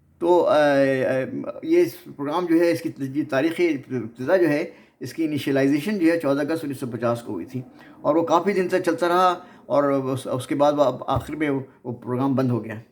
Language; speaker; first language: Urdu; native; Urdu